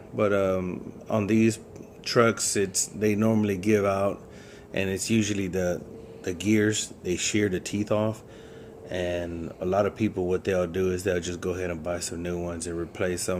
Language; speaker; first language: English; native; English